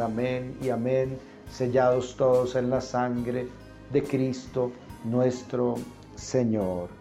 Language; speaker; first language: Spanish; native; Spanish